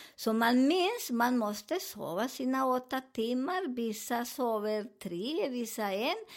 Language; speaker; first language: Swedish; non-native, learner; Spanish